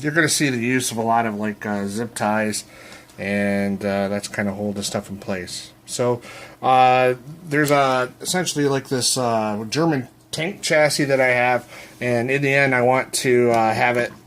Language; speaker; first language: English; native; English